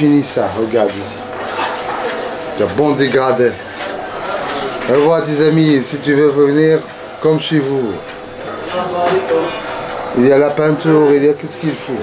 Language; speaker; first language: French; non-native, learner; Arabic